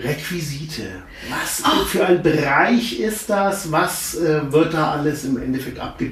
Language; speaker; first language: German; native; German